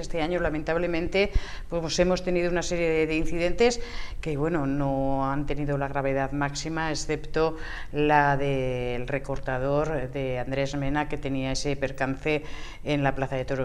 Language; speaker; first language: Spanish; native; Spanish